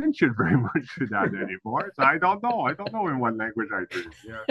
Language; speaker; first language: English; non-native, fluent; French